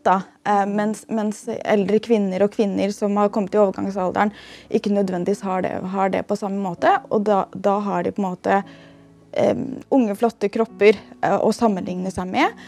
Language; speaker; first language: Norwegian; native; Norwegian